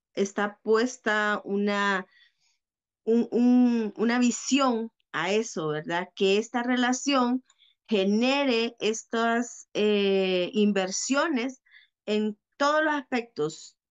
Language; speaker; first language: Spanish; native; Spanish